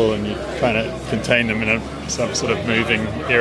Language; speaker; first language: English; native; English